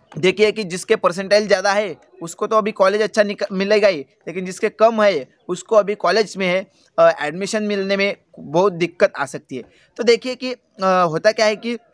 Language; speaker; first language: Hindi; non-native, local second language; Marathi